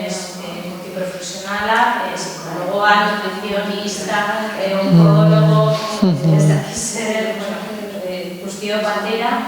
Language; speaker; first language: Basque; non-native, learner; Spanish